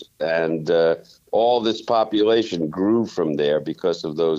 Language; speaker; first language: English; native; English